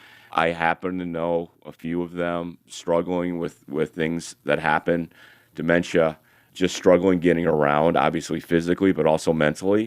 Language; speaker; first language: English; native; English